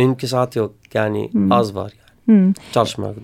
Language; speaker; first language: Turkish; non-native, learner; Kurdish